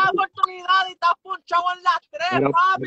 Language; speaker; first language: Spanish; native; Spanish